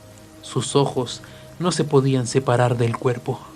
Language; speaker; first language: Spanish; native; Spanish